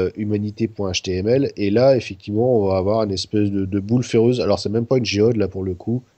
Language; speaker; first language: French; native; French